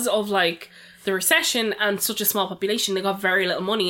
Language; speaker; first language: English; native; English